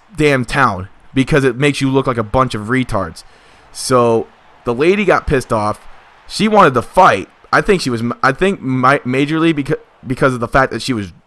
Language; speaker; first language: English; native; English